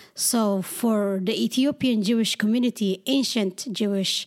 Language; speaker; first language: English; non-native, fluent; Amharic